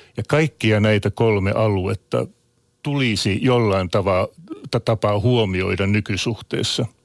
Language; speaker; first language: Finnish; non-native, local second language; Swedish